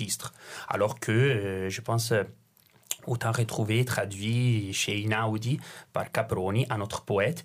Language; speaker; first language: French; non-native, fluent; Italian